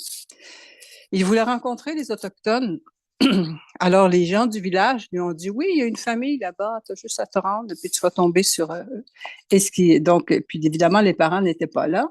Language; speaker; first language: French; native; French